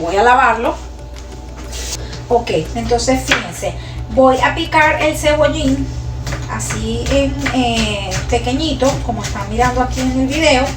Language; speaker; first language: Spanish; native; Spanish